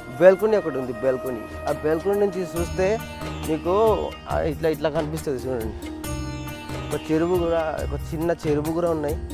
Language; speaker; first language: Telugu; non-native, learner; Bangla